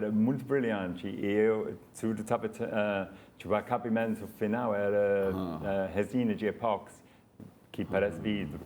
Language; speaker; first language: Portuguese; non-native, fluent; English